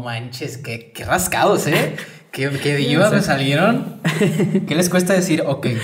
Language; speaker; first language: Spanish; native; Spanish